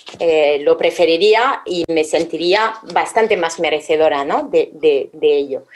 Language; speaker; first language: Spanish; non-native, fluent; French